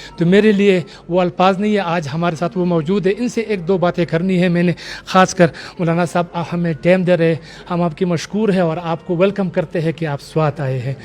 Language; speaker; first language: Urdu; non-native, local second language; Pashto